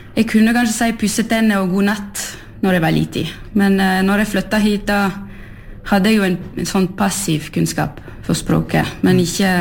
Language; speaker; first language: Norwegian; non-native, fluent; French